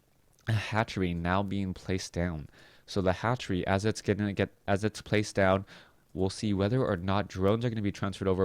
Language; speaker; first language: English; native; English